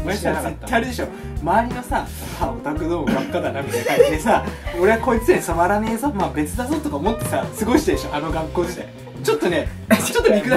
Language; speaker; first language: Japanese; native; Japanese